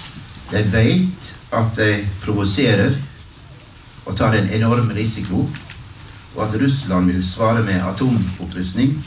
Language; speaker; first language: Norwegian; native; Norwegian